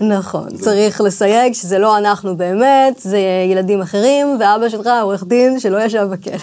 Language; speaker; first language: Hebrew; early bilingual, other home language; English